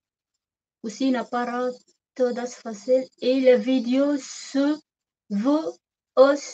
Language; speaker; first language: French; non-native, local second language; Arabic